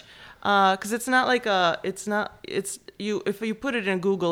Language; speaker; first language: English; early bilingual, other home language; Polish